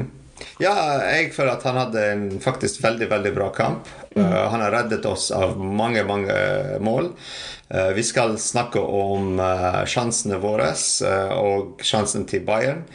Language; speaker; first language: Norwegian; non-native, fluent; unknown